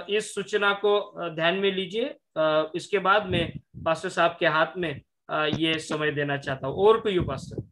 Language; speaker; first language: Hindi; non-native, local second language; Marathi